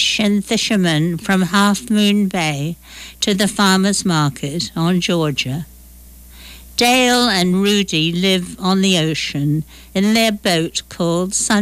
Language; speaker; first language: English; native; English